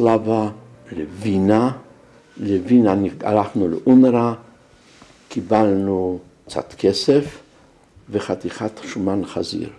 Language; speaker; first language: Hebrew; non-native, fluent; Polish